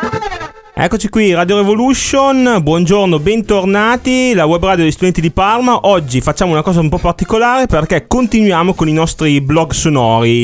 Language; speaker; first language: Italian; native; Italian